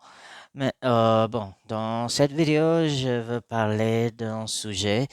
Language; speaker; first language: French; non-native, learner; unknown